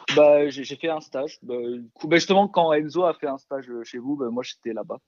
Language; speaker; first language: French; early bilingual, other home language; Korean